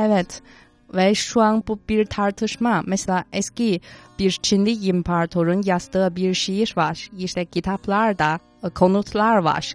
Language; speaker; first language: Turkish; non-native, fluent; Chinese